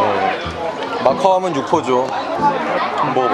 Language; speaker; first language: Korean; native; Korean